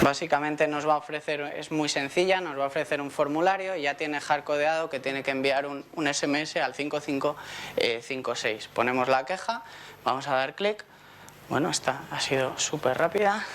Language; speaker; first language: Spanish; native; Spanish